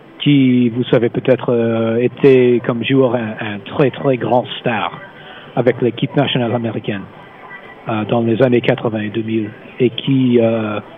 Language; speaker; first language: French; non-native, fluent; English